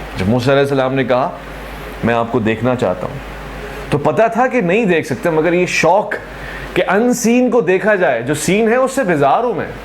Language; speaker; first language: Urdu; non-native, local second language; Sindhi